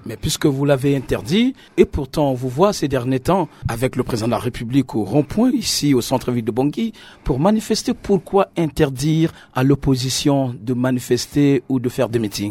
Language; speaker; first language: French; non-native, local second language; Sango